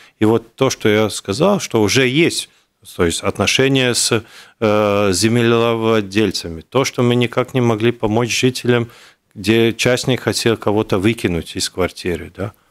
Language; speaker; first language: Russian; non-native, local second language; Latvian